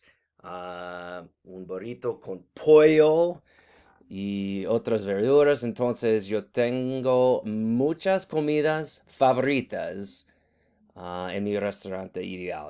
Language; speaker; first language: Spanish; non-native, fluent; English